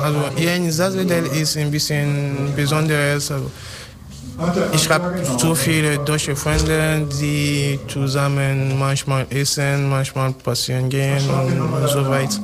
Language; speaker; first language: German; non-native, fluent; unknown